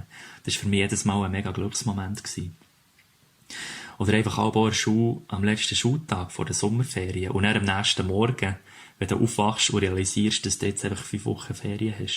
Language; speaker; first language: German; native; German